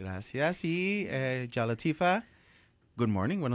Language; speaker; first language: Spanish; native; Spanish